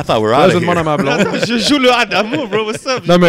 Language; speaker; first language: French; native; French